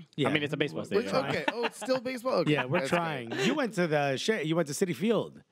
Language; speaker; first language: English; native; English